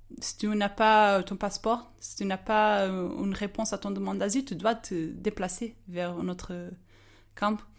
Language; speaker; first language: French; non-native, fluent; Portuguese